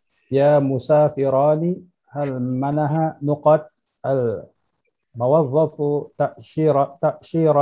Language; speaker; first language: Arabic; non-native, learner; Indonesian